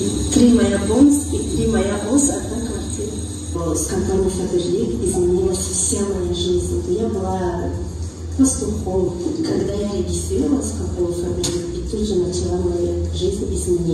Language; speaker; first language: Russian; non-native, learner; Tajik